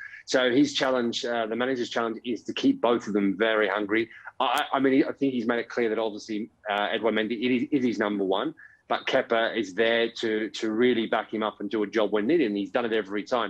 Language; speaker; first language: English; native; English